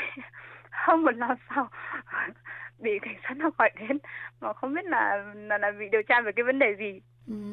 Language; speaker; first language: Vietnamese; native; Vietnamese